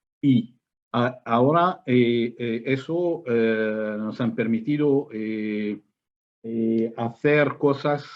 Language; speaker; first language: Spanish; non-native, fluent; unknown